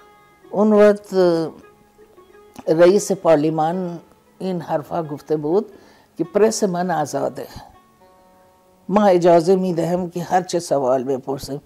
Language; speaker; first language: Persian; non-native, fluent; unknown